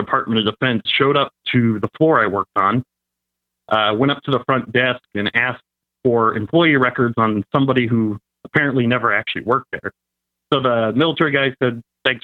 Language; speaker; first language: English; native; English